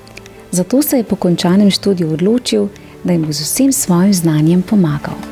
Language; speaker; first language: Slovenian; native; Slovenian